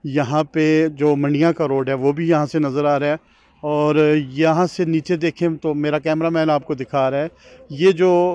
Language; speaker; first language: Urdu; non-native, local second language; Northern Hindko